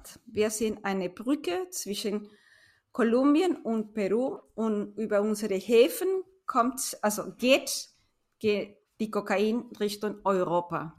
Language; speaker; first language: German; non-native, fluent; Spanish